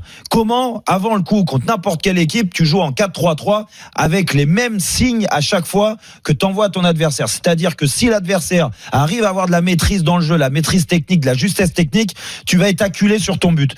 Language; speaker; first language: French; native; French